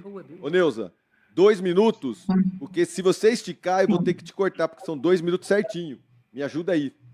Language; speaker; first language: Portuguese; native; Portuguese